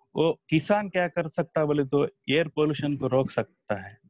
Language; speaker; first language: Hindi; non-native, local second language; Telugu